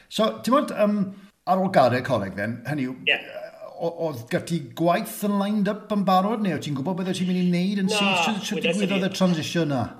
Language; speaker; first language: Welsh; native; Welsh